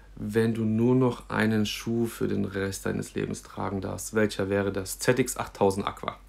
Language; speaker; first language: German; native; German